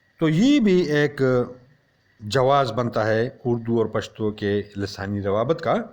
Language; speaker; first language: Urdu; non-native, local second language; Pashto